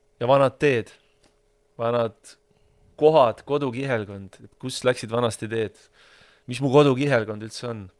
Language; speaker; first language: Estonian; native; Estonian